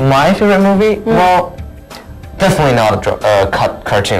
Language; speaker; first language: English; non-native, fluent; Chinese